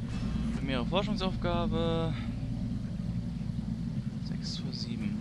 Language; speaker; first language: German; native; German